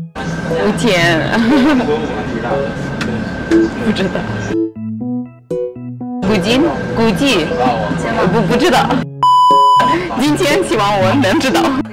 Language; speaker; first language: Chinese; non-native, fluent; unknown